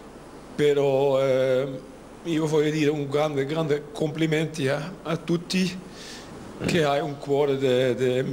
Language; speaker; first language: Italian; non-native, learner; Dutch